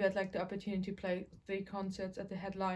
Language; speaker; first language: English; non-native, fluent; German